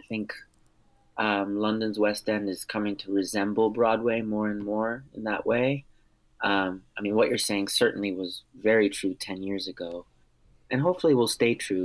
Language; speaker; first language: English; early bilingual, other home language; Armenian